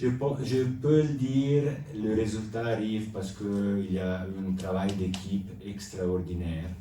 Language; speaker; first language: French; non-native, local second language; Italian